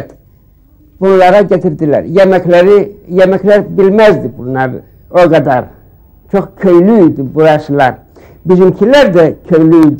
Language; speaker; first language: Turkish; early bilingual, heritage; Turkish